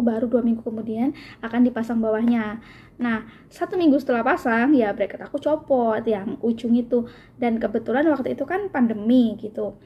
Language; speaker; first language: Indonesian; native; Indonesian